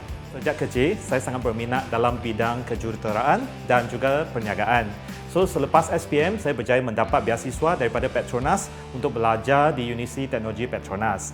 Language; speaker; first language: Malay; non-native, local second language; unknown